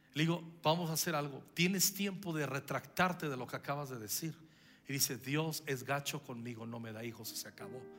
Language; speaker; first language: Spanish; native; Spanish